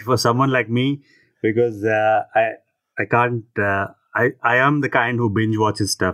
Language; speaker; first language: English; non-native, local second language; Telugu